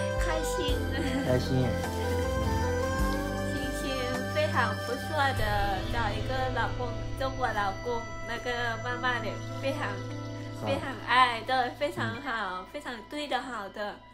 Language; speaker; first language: Chinese; non-native, learner; Lao